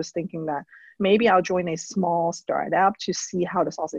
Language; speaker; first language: English; non-native, local second language; Cantonese